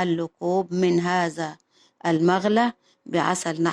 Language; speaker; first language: Arabic; native; Arabic